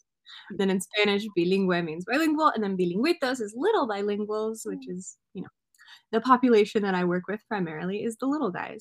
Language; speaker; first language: English; native; English